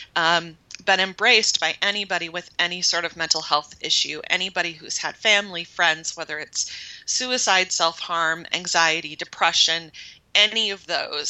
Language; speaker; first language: English; native; English